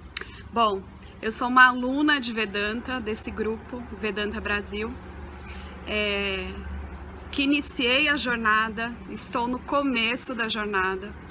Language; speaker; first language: Portuguese; native; Portuguese